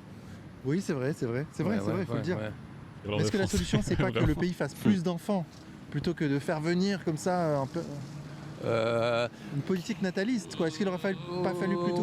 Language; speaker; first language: French; native; French